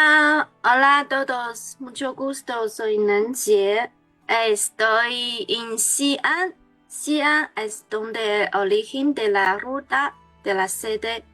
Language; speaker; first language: Spanish; non-native, learner; Chinese